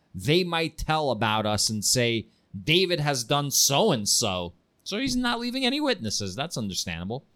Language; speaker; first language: English; early bilingual, heritage; Ukrainian